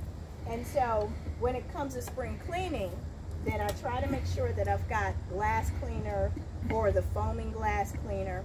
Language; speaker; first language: English; native; English